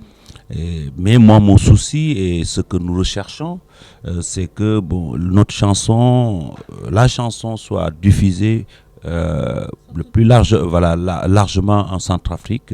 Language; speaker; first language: French; non-native, local second language; Wolof